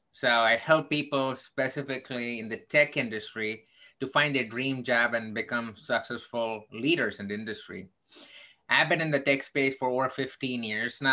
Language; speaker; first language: English; non-native, local second language; Tamil